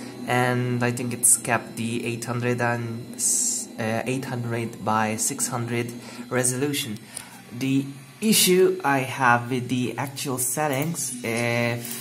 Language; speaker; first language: English; non-native, fluent; Hungarian